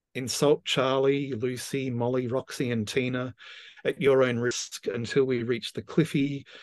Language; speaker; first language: English; native; English